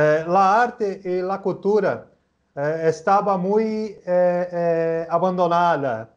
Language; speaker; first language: Spanish; non-native, learner; Portuguese